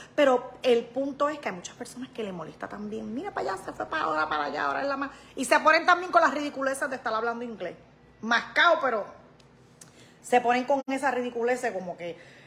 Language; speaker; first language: Spanish; native; Spanish